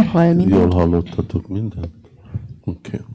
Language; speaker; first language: Hungarian; early bilingual, heritage; Hungarian